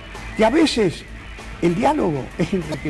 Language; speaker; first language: Spanish; native; Spanish